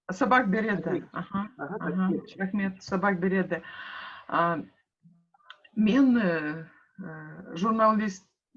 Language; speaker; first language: Kazakh; non-native, local second language; Russian